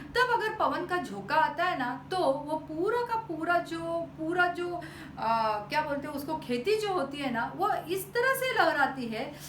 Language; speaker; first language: Hindi; non-native, local second language; Marathi